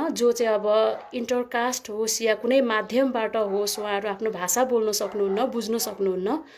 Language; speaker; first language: Nepali; non-native, local second language; Limburgish